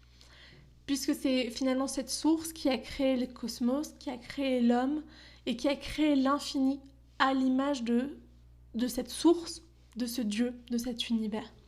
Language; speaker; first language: French; native; French